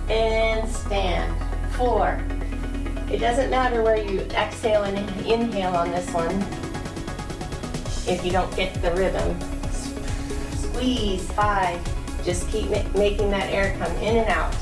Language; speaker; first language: English; native; English